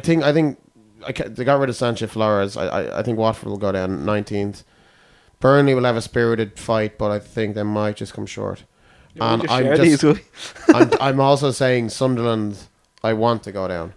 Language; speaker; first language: English; native; English